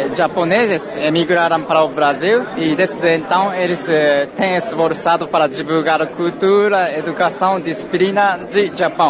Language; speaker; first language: Portuguese; non-native, learner; Japanese